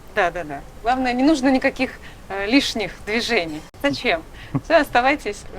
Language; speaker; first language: Russian; native; Russian